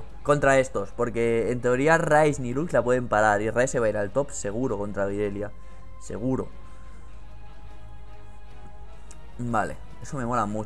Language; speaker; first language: Spanish; native; Spanish